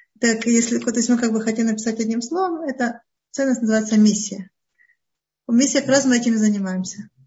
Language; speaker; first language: Russian; early bilingual, heritage; Russian